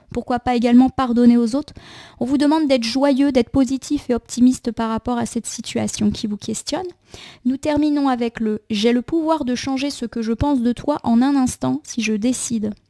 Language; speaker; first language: French; native; French